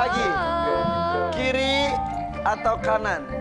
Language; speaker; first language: Indonesian; native; Indonesian